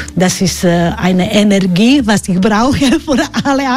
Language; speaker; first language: German; non-native, learner; Croatian